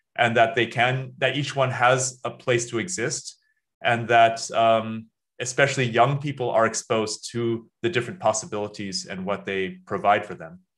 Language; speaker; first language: English; native; English